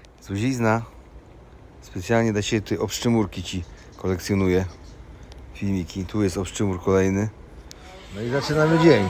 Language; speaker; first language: Polish; native; Polish